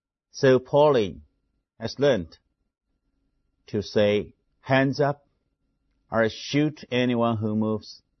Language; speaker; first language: English; non-native, fluent; Chinese